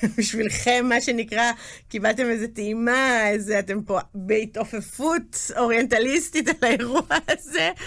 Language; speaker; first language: Hebrew; early bilingual, other home language; English